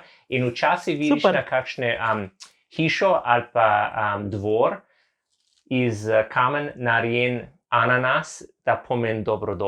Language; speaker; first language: Slovenian; non-native, learner; English